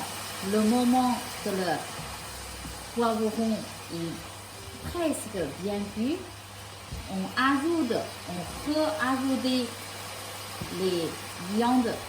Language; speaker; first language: French; non-native, local second language; Chinese